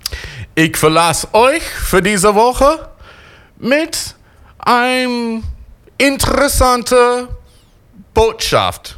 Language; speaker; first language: German; non-native, fluent; English